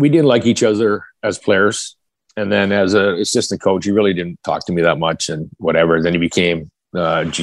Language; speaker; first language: English; native; English